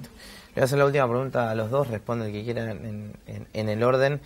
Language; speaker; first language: Spanish; native; Spanish